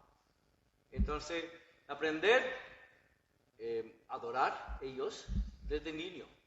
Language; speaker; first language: Spanish; non-native, learner; Bangla